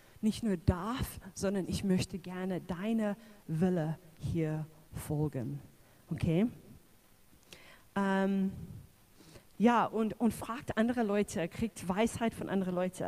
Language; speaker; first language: German; non-native, fluent; English